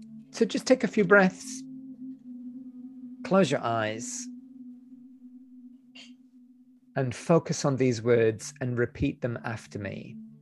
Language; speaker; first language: English; native; English